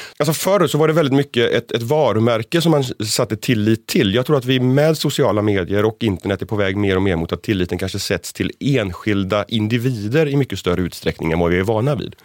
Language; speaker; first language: Swedish; native; Swedish